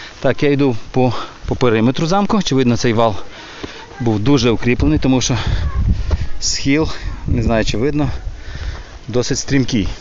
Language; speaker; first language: Ukrainian; native; Ukrainian